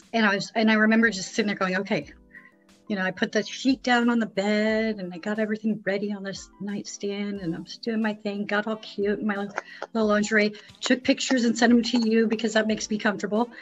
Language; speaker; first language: English; native; English